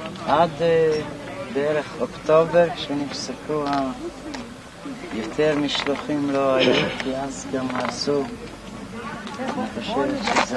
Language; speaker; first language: Hebrew; non-native, fluent; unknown